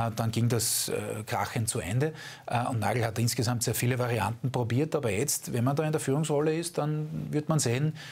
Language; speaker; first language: German; native; German